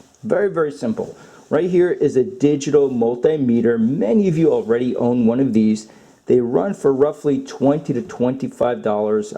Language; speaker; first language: English; native; English